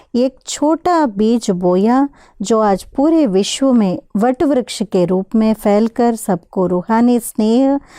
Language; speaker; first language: Hindi; non-native, local second language; Telugu